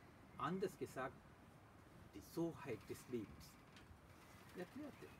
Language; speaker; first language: German; non-native, fluent; Sinhala